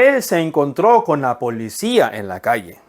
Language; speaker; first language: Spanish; non-native, fluent; Korean